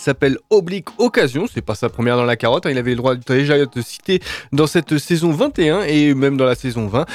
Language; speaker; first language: French; native; French